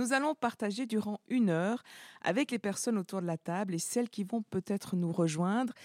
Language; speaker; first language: French; native; French